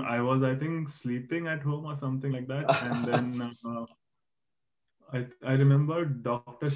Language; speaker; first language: English; non-native, local second language; Marathi